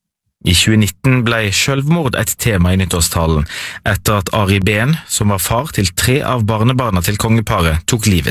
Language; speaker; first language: Norwegian; native; Norwegian